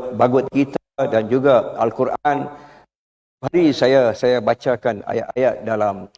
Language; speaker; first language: Malay; non-native, local second language; Tamil